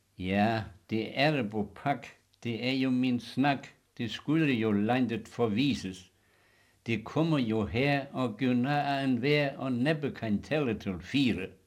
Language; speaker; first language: Danish; native; Danish